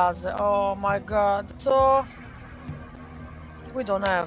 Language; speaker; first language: English; non-native, learner; Italian